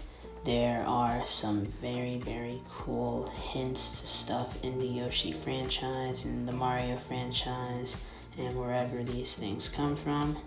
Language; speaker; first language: English; native; English